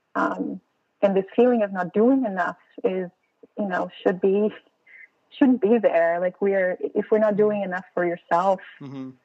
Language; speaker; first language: English; non-native, fluent; Portuguese